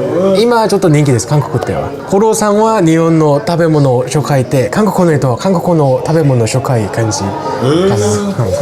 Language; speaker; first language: Japanese; non-native, learner; Korean